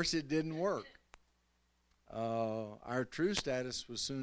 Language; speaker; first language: English; native; English